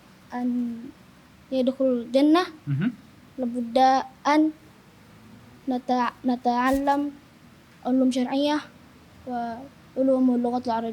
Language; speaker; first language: Arabic; non-native, learner; Indonesian